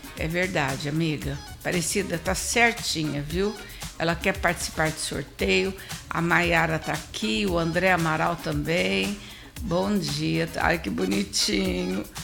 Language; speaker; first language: Portuguese; native; Portuguese